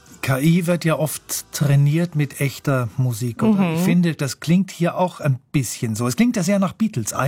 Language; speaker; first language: German; native; German